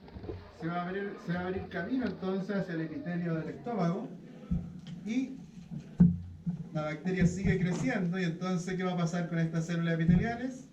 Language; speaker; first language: Spanish; native; Spanish